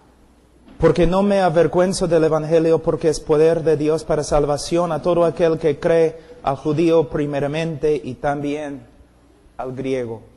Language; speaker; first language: Spanish; non-native, fluent; English